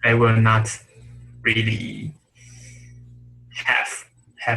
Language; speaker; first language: English; non-native, learner; Chinese